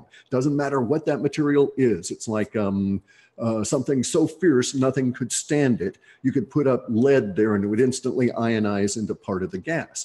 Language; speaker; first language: English; native; English